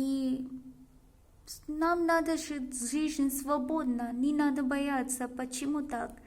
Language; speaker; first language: Russian; non-native, learner; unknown